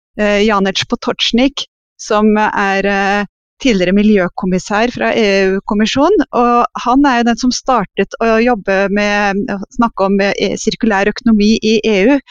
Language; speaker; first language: Norwegian; native; Norwegian